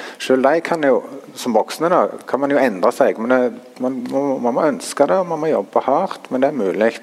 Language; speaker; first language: Norwegian; early bilingual, other home language; German